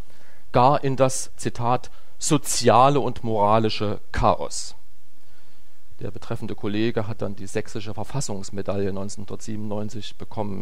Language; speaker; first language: German; native; German